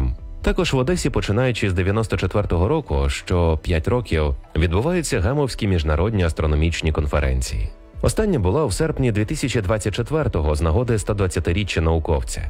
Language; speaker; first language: Ukrainian; native; Ukrainian